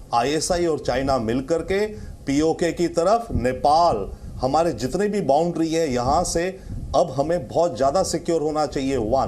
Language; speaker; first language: Hindi; native; Hindi